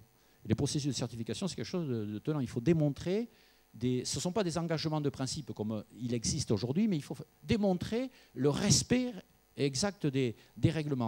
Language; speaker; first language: French; native; French